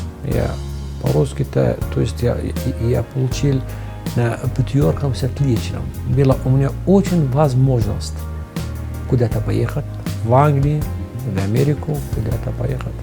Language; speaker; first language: Russian; non-native, fluent; Arabic